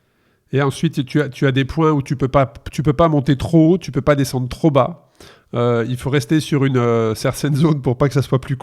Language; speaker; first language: French; native; French